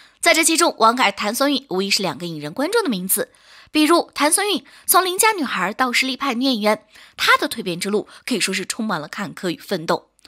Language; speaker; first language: Chinese; native; Chinese